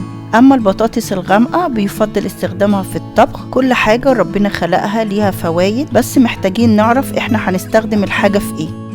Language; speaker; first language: Arabic; native; Arabic